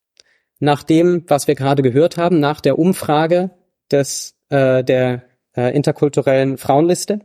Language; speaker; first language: German; native; German